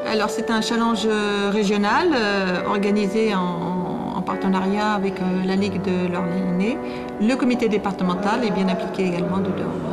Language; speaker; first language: French; native; French